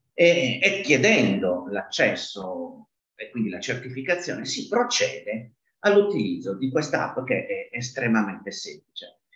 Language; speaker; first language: Italian; native; Italian